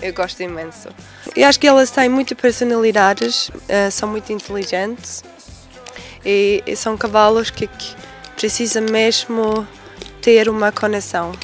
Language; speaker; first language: Portuguese; non-native, learner; Swedish